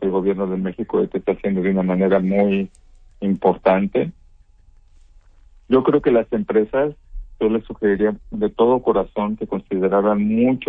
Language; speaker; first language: Spanish; native; Spanish